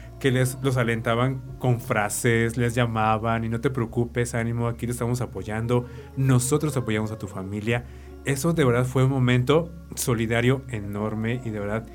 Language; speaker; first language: Spanish; native; Spanish